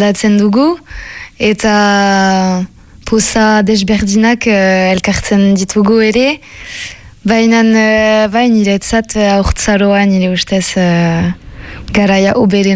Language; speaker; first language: Basque; non-native, local second language; French